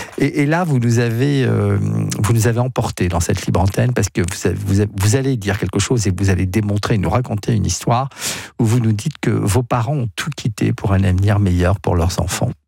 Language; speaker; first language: French; native; French